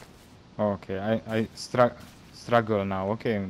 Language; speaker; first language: English; non-native, learner; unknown